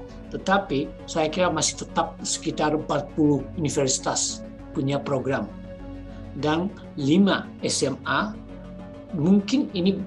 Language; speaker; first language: Indonesian; non-native, fluent; Japanese